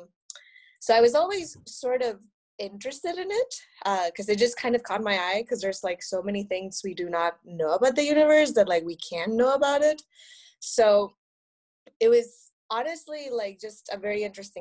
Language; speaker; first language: English; non-native, fluent; Spanish